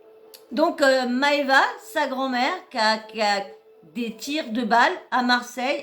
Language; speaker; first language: French; native; French